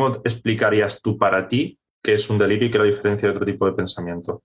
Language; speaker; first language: Spanish; native; Spanish